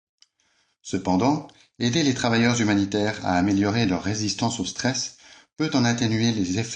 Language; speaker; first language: French; native; French